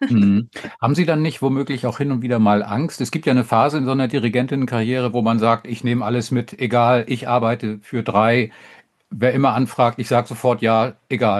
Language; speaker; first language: German; native; German